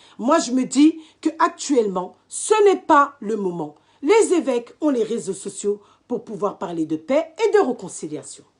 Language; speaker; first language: French; native; French